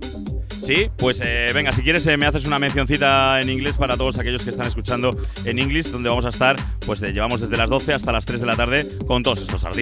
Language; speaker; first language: Spanish; native; Spanish